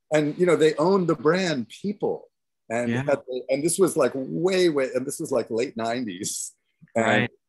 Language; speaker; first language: English; native; English